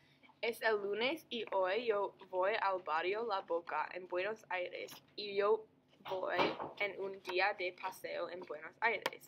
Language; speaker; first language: Spanish; non-native, learner; English